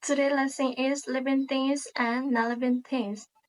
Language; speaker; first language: English; non-native, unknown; Burmese